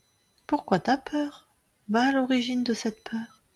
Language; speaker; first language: French; native; French